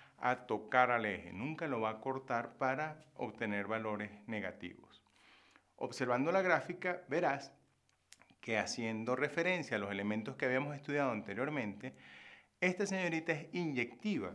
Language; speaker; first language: Spanish; native; Spanish